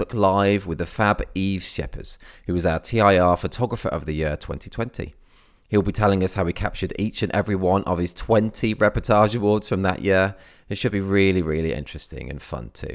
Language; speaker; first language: English; native; English